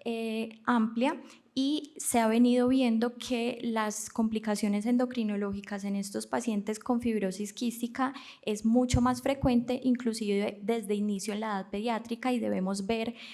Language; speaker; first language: Spanish; native; Spanish